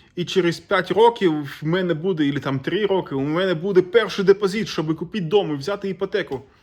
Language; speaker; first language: Ukrainian; non-native, local second language; Russian